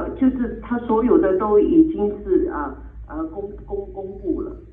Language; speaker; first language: Chinese; native; Chinese